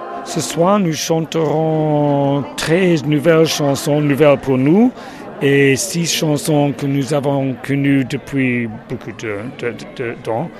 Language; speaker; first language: French; non-native, learner; English